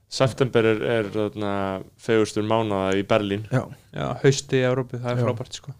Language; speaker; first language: Icelandic; early bilingual, other home language; Portuguese